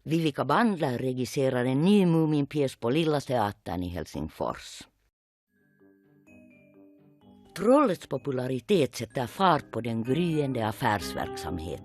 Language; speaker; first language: Swedish; native; Swedish